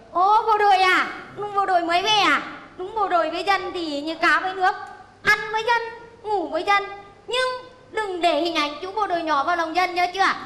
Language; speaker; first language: Vietnamese; non-native, local second language; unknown